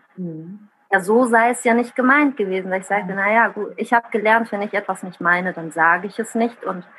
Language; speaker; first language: German; early bilingual, other home language; Italian